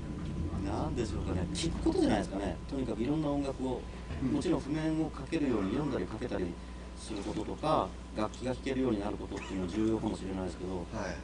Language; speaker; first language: Japanese; native; Japanese